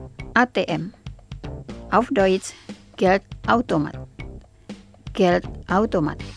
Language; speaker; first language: German; non-native, fluent; Indonesian